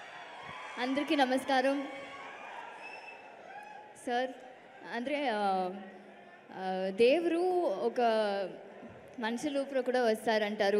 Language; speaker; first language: Telugu; non-native, learner; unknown